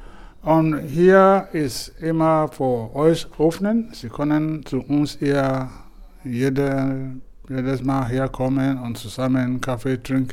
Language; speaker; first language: German; non-native, fluent; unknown